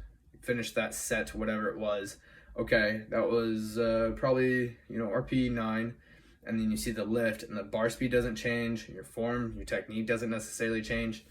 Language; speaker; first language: English; native; English